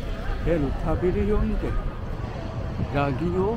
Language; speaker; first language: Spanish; non-native, learner; Japanese